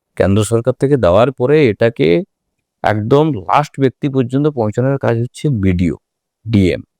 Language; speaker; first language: Bangla; native; Bangla